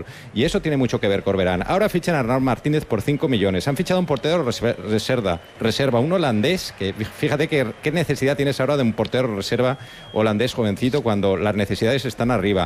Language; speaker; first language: Spanish; native; Spanish